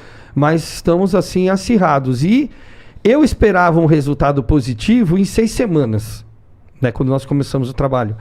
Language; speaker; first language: Portuguese; native; Portuguese